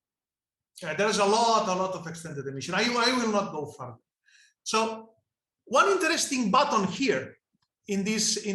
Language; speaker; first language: English; non-native, fluent; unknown